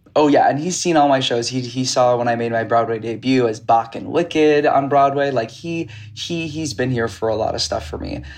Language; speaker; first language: English; native; English